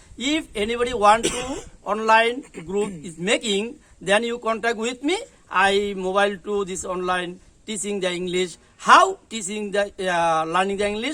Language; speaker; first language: English; non-native, learner; Bangla